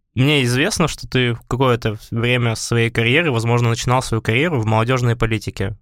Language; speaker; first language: Russian; native; Russian